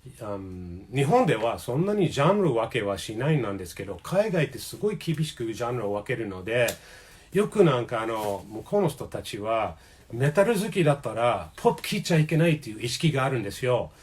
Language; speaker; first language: Japanese; non-native, fluent; English